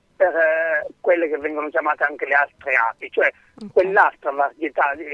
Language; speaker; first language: Italian; native; Italian